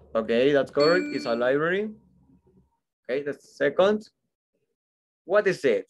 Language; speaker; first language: English; non-native, fluent; Spanish